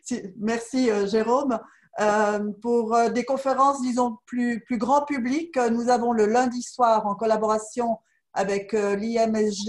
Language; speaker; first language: French; native; French